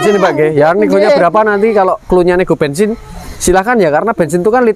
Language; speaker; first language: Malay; non-native, local second language; Javanese